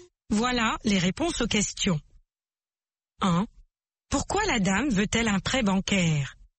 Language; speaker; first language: French; native; French